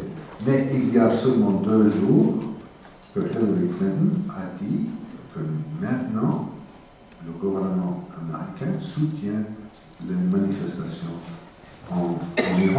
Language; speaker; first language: French; non-native, fluent; English